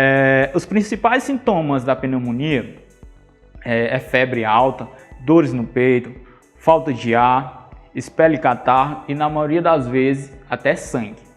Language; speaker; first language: Portuguese; native; Portuguese